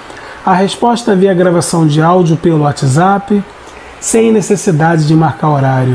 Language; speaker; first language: Portuguese; native; Portuguese